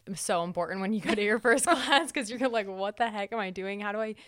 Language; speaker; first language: English; native; English